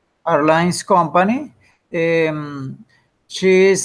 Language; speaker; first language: English; non-native, learner; Spanish